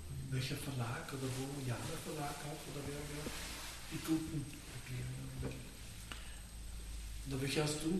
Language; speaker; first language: German; native; German